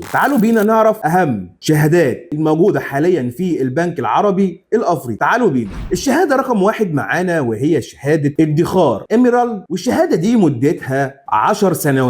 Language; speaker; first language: Arabic; native; Arabic